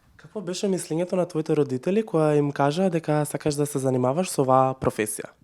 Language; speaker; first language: Macedonian; native; Macedonian